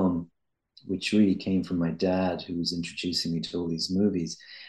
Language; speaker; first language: English; native; English